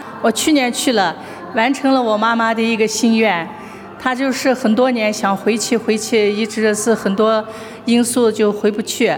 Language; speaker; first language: Chinese; native; Chinese